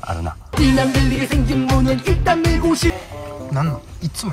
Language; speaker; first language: Japanese; native; Japanese